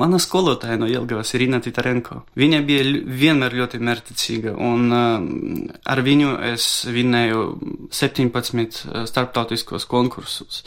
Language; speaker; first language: Latvian; non-native, local second language; Russian